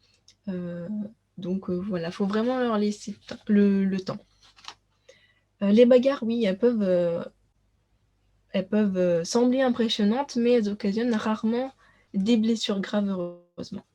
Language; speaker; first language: French; native; French